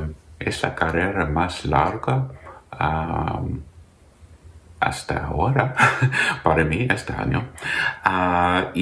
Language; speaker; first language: Spanish; non-native, learner; English